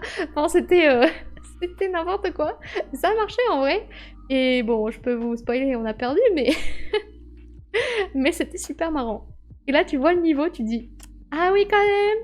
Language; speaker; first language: French; native; French